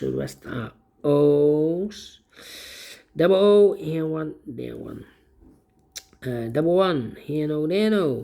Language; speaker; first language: English; non-native, fluent; Dutch